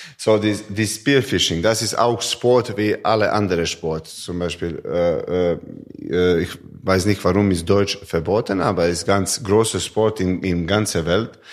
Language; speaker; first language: German; non-native, learner; Serbian